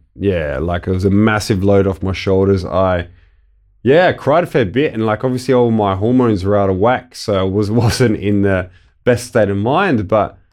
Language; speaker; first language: English; early bilingual, other home language; Italian